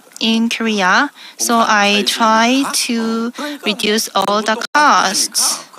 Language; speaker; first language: English; non-native, fluent; Korean